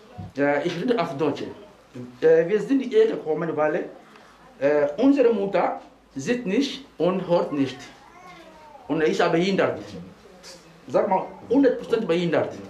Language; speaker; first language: German; non-native, fluent; Portuguese